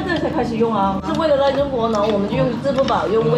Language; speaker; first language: Chinese; early bilingual, heritage; English